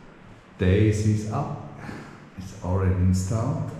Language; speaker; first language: English; non-native, fluent; Italian